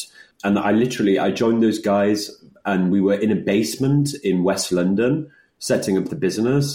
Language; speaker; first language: English; native; English